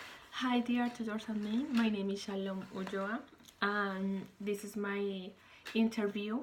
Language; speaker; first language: English; non-native, learner; Spanish